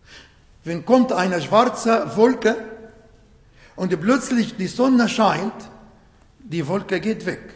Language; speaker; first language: German; non-native, learner; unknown